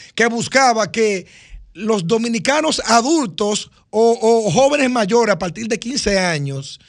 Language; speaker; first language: Spanish; native; Spanish